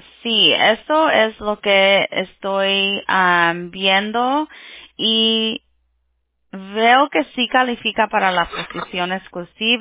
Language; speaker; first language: Spanish; early bilingual, heritage; Spanish